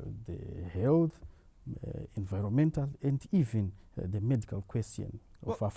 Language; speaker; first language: English; non-native, local second language; Shona